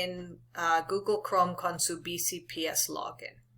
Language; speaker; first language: Spanish; non-native, local second language; English